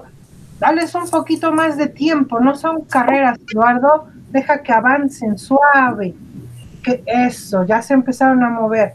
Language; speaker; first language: Spanish; native; Spanish